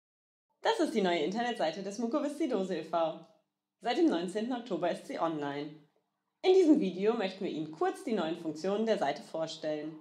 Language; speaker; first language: German; native; German